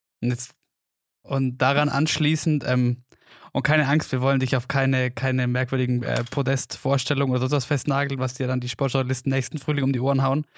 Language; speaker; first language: German; native; German